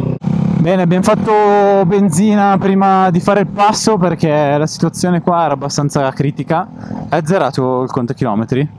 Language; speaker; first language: Italian; native; Italian